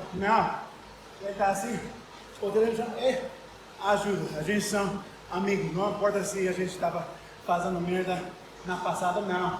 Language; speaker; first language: Portuguese; non-native, learner; English